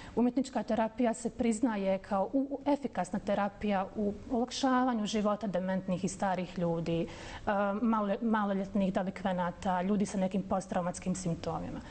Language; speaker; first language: Bosnian; native; Bosnian